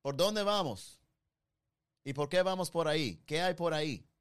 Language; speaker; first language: Spanish; early bilingual, heritage; Spanish